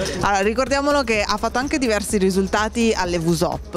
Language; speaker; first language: Italian; native; Italian